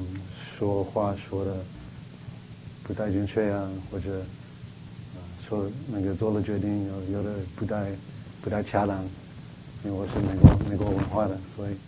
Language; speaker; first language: Chinese; non-native, fluent; English